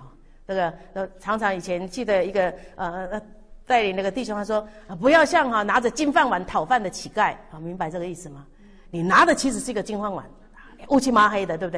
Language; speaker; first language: Chinese; native; Chinese